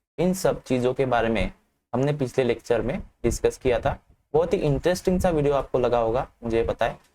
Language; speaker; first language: Hindi; non-native, local second language; Marathi